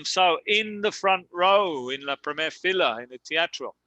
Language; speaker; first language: Spanish; non-native, learner; English